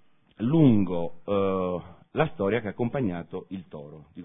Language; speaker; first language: Italian; native; Italian